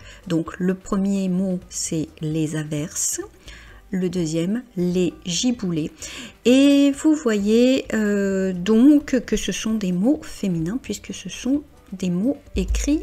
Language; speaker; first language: French; native; French